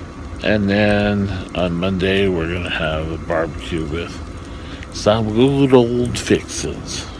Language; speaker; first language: English; native; English